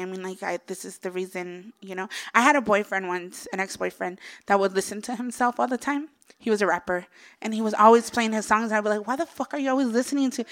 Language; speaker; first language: English; early bilingual, other home language; Spanish